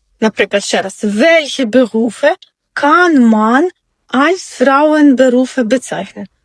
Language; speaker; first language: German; non-native, fluent; Ukrainian